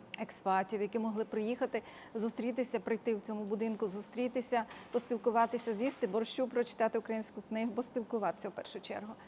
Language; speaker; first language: Ukrainian; native; Ukrainian